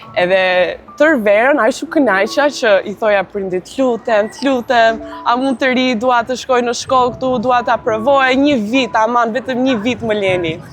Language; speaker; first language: Albanian; native; Albanian